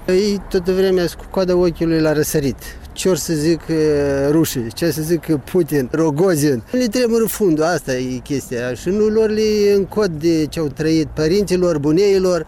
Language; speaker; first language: Romanian; native; Romanian